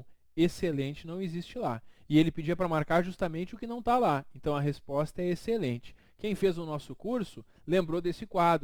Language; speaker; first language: Portuguese; native; Portuguese